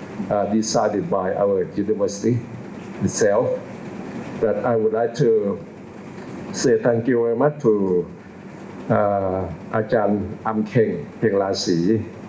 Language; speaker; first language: English; non-native, fluent; Thai